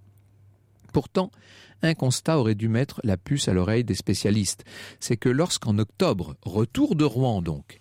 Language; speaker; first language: French; native; French